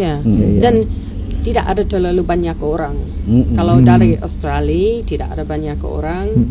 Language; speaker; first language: Indonesian; non-native, learner; English